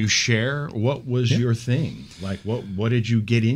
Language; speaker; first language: English; native; English